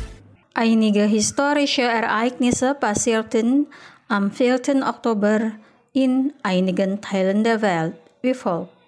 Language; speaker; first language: German; non-native, fluent; Indonesian